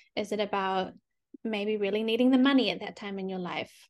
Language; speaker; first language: English; native; English